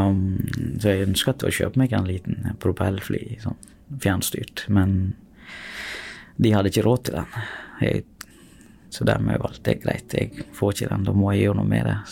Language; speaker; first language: Norwegian; non-native, fluent; Tamil